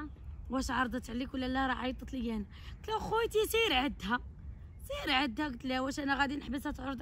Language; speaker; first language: Arabic; native; Arabic